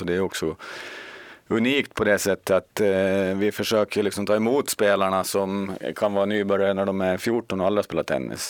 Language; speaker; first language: Swedish; native; Swedish